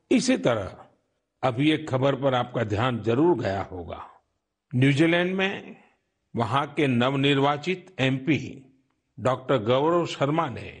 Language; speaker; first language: Hindi; non-native, local second language; Gujarati